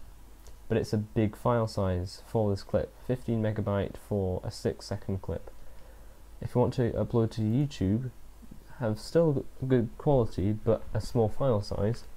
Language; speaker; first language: English; native; English